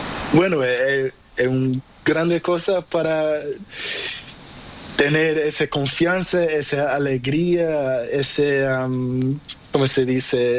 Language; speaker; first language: Spanish; non-native, learner; Portuguese